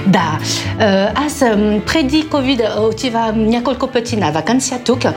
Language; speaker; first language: Bulgarian; non-native, learner; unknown